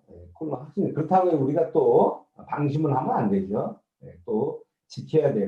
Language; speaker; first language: Korean; native; Korean